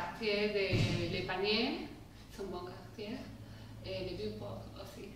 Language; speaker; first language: French; non-native, learner; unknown